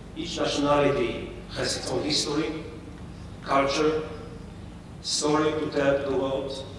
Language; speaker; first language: English; non-native, fluent; Polish